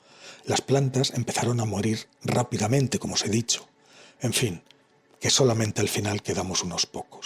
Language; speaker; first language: Spanish; native; Spanish